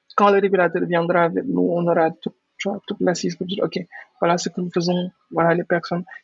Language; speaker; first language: French; non-native, local second language; Wolof